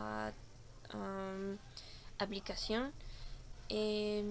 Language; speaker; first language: French; non-native, learner; Spanish